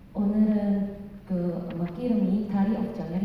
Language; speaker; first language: Korean; non-native, learner; Indonesian